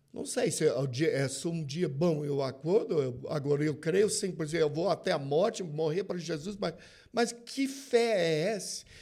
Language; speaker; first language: Portuguese; non-native, fluent; English